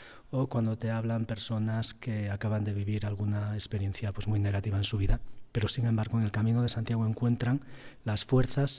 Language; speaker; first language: Spanish; native; Spanish